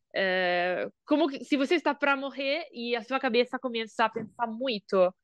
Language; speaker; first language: Portuguese; non-native, learner; Italian